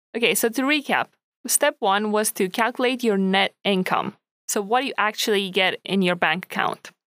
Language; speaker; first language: English; non-native, fluent; Romanian